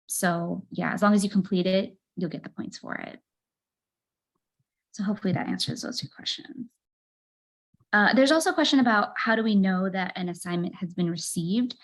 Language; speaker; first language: English; native; English